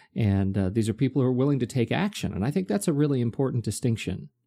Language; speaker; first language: English; native; English